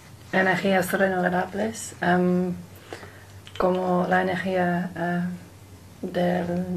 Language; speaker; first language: Spanish; non-native, learner; English